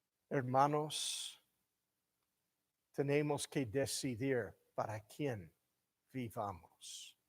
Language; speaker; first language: Spanish; non-native, fluent; English